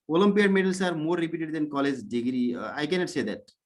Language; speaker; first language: English; non-native, local second language; Nepali